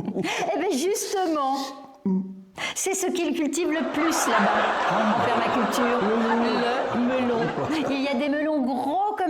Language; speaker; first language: French; native; French